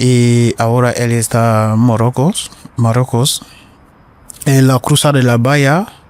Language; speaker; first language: Spanish; non-native, learner; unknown